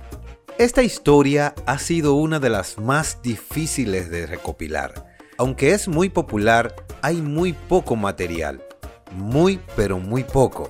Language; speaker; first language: Spanish; native; Spanish